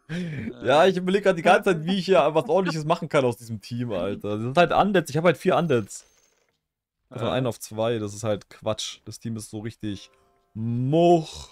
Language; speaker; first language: German; native; German